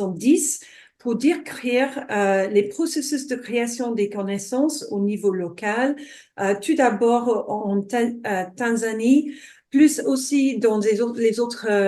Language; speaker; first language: French; non-native, fluent; English